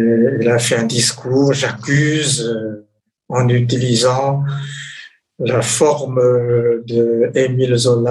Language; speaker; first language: French; non-native, fluent; Chinese